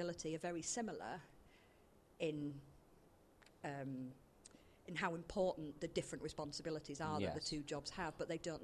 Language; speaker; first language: English; native; English